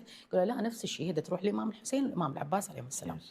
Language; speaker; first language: Arabic; native; Arabic